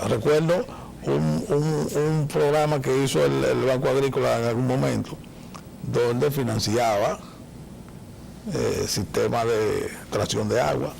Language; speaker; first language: Spanish; native; Spanish